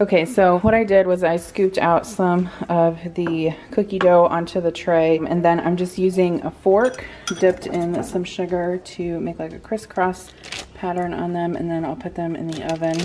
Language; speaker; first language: English; native; English